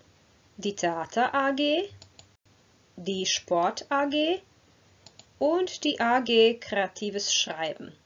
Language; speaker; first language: German; non-native, fluent; Croatian